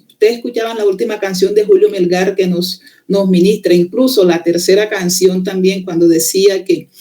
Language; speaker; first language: Spanish; native; Spanish